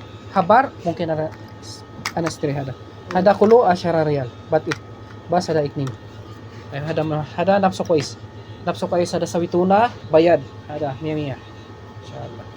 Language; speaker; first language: Arabic; non-native, learner; Bangla